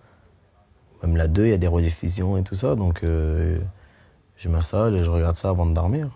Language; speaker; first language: French; early bilingual, other home language; Turkish